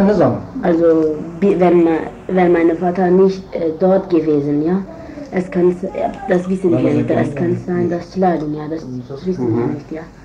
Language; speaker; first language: German; non-native, learner; Kurdish